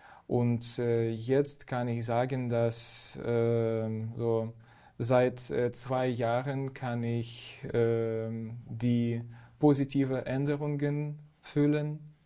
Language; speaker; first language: German; non-native, fluent; Ukrainian